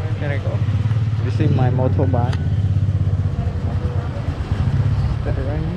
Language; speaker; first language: English; non-native, learner; Khmer